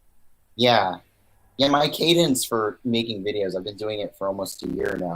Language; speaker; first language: English; native; English